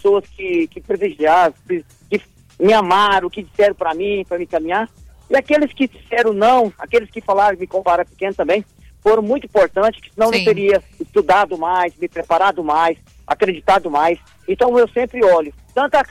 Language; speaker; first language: Portuguese; native; Portuguese